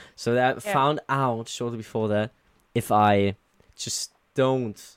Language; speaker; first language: English; non-native, fluent; German